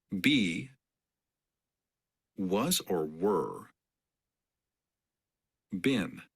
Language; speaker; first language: English; non-native, learner; Spanish